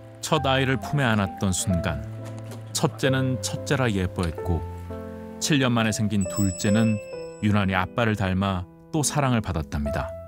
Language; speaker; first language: Korean; native; Korean